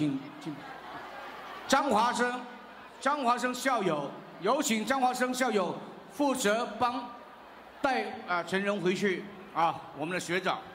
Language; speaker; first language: Chinese; early bilingual, heritage; Chinese